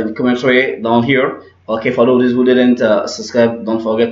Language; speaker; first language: English; non-native, learner; French